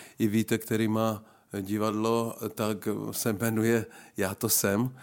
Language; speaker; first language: Czech; native; Czech